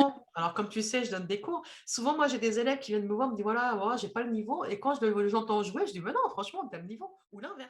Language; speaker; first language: French; native; French